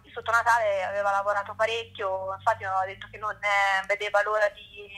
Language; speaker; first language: Italian; native; Italian